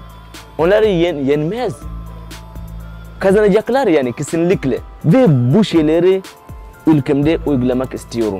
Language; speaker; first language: Turkish; non-native, fluent; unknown